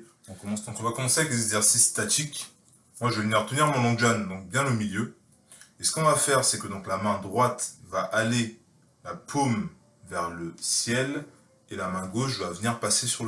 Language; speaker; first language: French; native; French